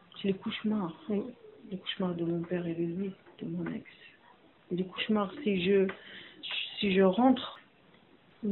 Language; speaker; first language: French; non-native, learner; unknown